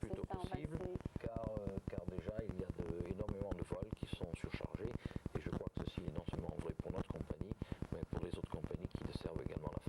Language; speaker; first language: French; native; French